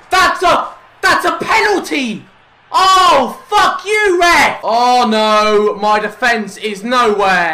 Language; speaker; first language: English; native; English